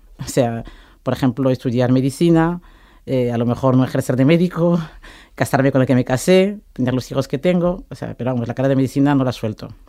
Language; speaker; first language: Spanish; non-native, fluent; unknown